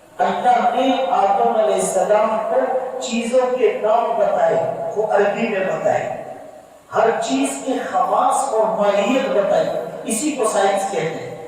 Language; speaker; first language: Urdu; non-native, local second language; Pashto